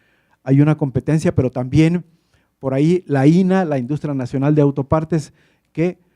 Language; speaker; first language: Spanish; native; Spanish